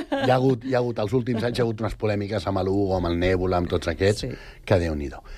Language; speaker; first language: Catalan; non-native, local second language; Spanish